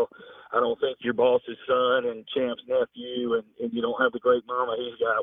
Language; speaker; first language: English; native; English